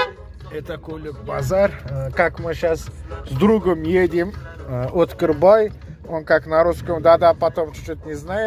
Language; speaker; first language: Russian; non-native, learner; Uzbek